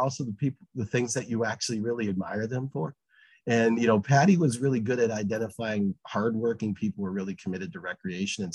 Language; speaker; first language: English; native; English